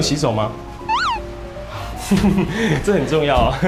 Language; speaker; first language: Chinese; native; Chinese